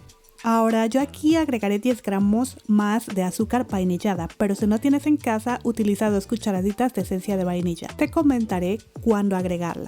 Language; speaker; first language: Spanish; native; Spanish